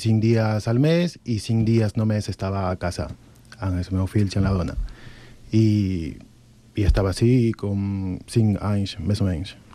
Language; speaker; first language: Catalan; non-native, learner; Spanish